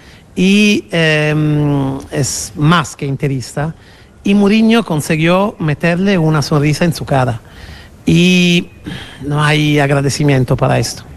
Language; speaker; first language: Spanish; non-native, fluent; Italian